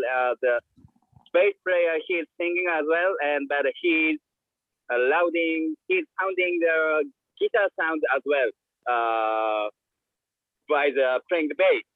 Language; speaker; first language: English; non-native, learner; Japanese